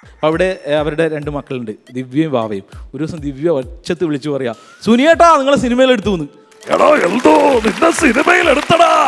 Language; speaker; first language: Malayalam; native; Malayalam